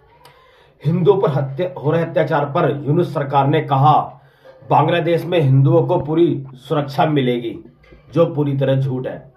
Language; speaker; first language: Hindi; native; Hindi